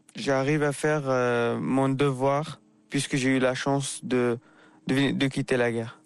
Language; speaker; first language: French; non-native, fluent; Arabic